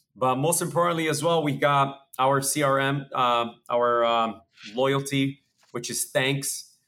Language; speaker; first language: English; early bilingual, other home language; Portuguese